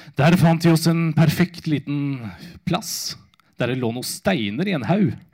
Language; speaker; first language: Norwegian; native; Norwegian